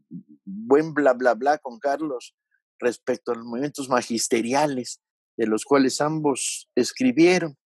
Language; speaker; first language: Spanish; native; Spanish